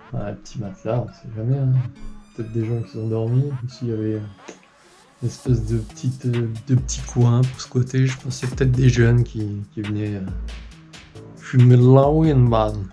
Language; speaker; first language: French; native; French